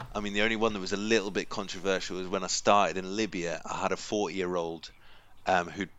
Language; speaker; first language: English; native; English